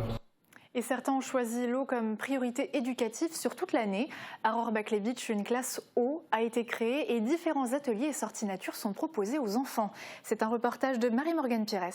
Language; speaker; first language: French; native; French